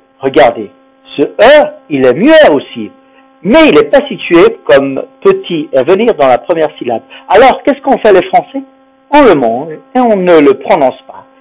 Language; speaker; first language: French; non-native, fluent; Spanish